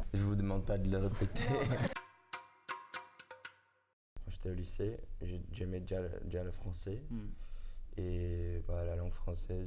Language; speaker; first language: French; non-native, learner; Dutch